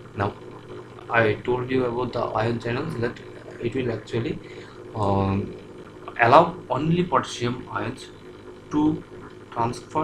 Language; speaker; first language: English; non-native, local second language; Bangla